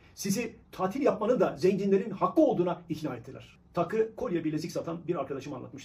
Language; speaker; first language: Turkish; native; Turkish